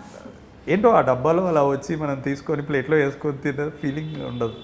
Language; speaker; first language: Telugu; native; Telugu